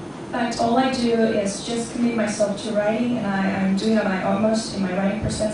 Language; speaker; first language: English; non-native, fluent; Korean